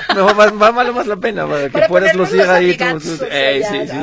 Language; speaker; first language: Spanish; non-native, fluent; German